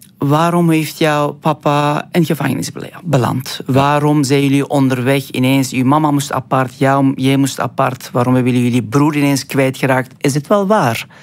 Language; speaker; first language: Dutch; early bilingual, other home language; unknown